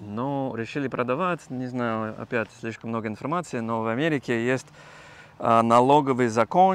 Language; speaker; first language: Russian; non-native, learner; English